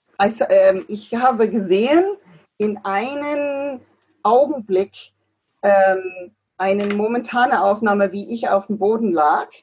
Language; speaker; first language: German; non-native, fluent; English